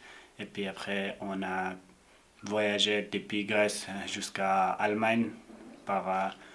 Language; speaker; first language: French; non-native, learner; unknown